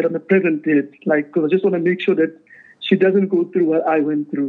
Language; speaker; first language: English; non-native, local second language; Zulu